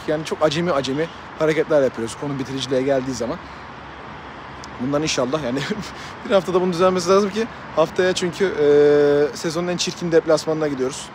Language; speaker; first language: Turkish; native; Turkish